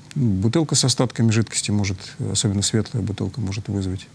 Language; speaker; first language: Russian; native; Russian